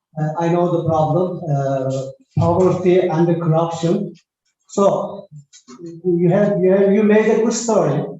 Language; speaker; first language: English; non-native, fluent; Turkish